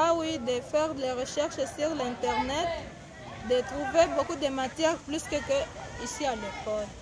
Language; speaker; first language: French; non-native, learner; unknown